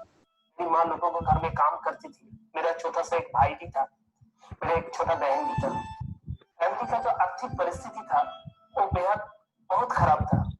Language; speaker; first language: Hindi; non-native, local second language; Bangla